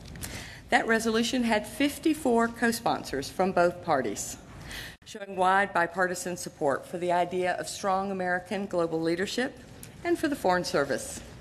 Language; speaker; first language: English; native; English